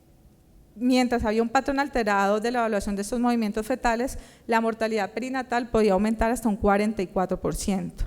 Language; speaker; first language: Spanish; native; Spanish